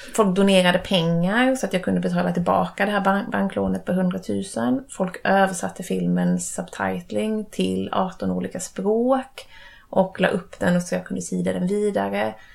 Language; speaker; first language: Swedish; native; Swedish